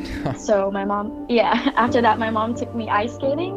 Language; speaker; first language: English; non-native, local second language; Filipino